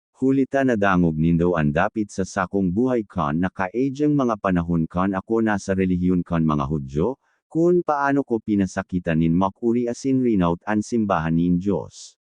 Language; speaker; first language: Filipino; non-native, local second language; Bikol